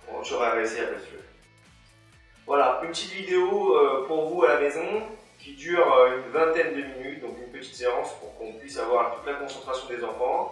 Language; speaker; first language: French; native; French